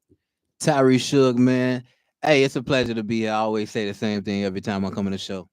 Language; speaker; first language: English; native; English